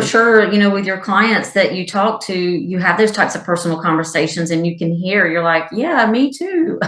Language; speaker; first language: English; native; English